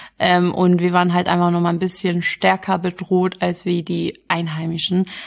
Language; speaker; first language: German; early bilingual, other home language; Arabic